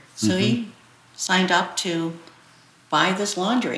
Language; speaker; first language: English; early bilingual, other home language; Chinese